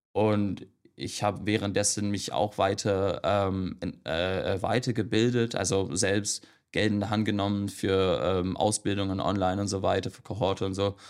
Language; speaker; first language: German; non-native, fluent; English